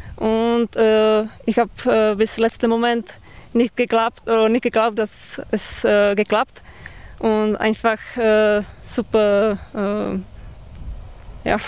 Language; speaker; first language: German; non-native, fluent; Czech